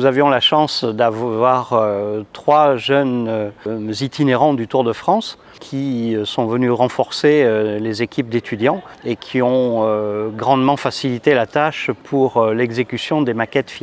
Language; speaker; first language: French; native; French